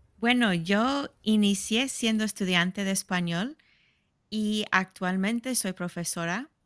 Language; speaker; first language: Spanish; non-native, fluent; English